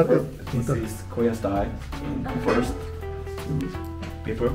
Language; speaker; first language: English; non-native, learner; Spanish